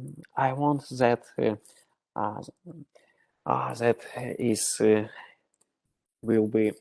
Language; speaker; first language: English; non-native, learner; Russian